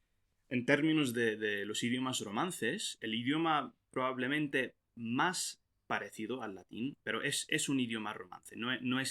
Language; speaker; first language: Spanish; non-native, fluent; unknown